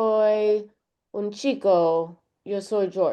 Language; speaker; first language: Spanish; non-native, learner; English